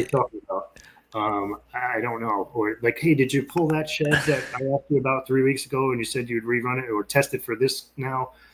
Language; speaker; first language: English; native; English